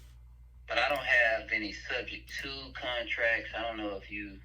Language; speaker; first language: English; native; English